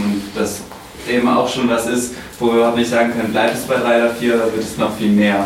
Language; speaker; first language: German; native; German